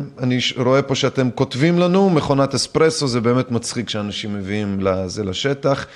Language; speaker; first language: Hebrew; early bilingual, other home language; Russian